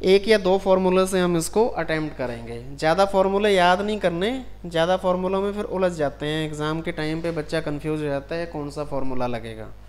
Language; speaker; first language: Hindi; non-native, local second language; Punjabi